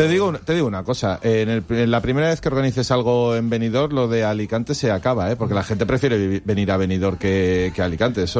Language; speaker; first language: Spanish; native; Spanish